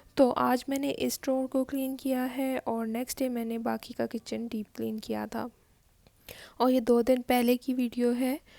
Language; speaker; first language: Urdu; native; Urdu